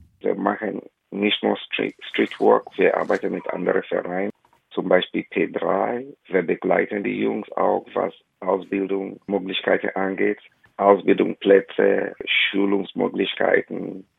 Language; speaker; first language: German; non-native, fluent; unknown